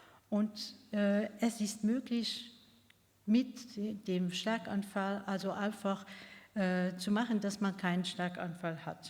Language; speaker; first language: German; non-native, local second language; Luxembourgish